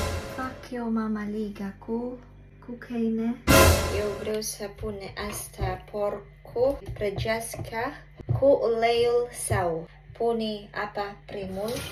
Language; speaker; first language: Romanian; non-native, learner; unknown